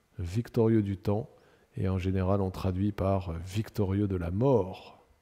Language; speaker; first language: French; native; French